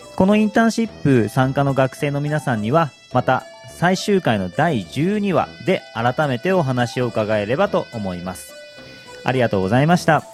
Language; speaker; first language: Japanese; native; Japanese